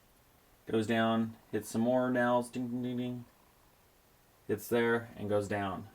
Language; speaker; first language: English; native; English